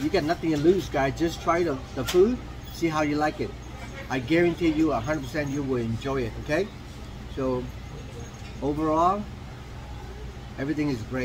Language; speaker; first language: English; non-native, fluent; Vietnamese